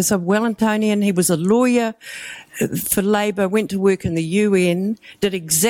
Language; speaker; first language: English; native; English